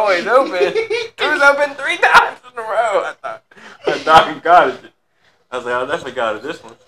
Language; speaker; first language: English; native; English